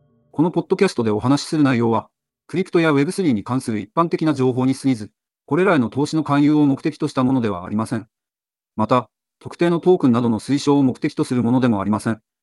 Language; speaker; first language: Japanese; early bilingual, heritage; Japanese